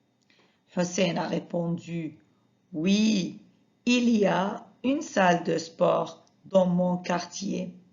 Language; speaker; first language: French; non-native, fluent; Arabic